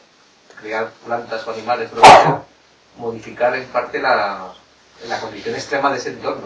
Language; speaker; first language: Spanish; native; Spanish